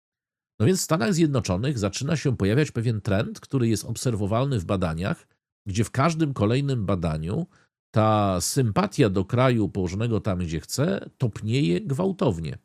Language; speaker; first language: Polish; native; Polish